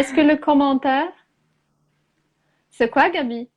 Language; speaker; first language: French; non-native, fluent; Portuguese